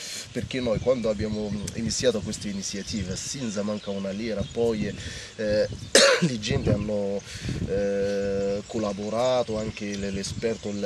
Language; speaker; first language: Italian; non-native, learner; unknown